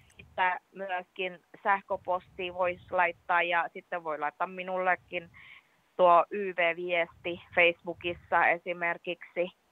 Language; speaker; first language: Finnish; non-native, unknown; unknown